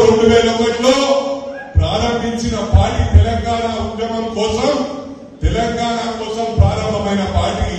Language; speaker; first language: Telugu; native; Telugu